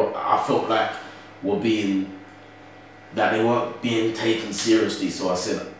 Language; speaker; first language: English; native; English